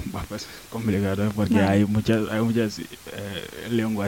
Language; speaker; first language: Spanish; non-native, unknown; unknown